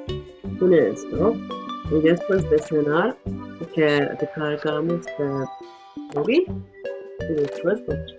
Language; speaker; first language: Spanish; non-native, learner; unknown